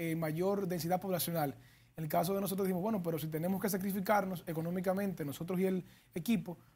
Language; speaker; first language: Spanish; native; Spanish